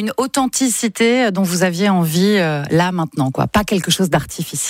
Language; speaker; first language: French; native; French